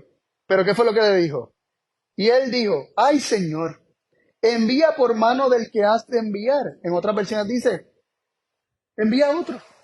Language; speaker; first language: Spanish; native; Spanish